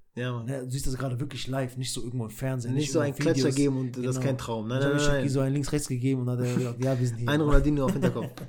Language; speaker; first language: German; early bilingual, other home language; Albanian